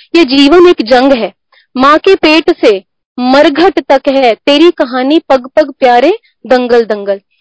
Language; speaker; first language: Hindi; non-native, local second language; Punjabi